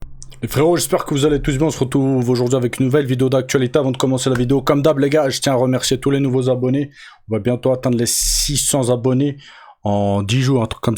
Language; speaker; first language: French; native; French